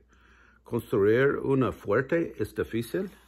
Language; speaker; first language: Spanish; non-native, learner; English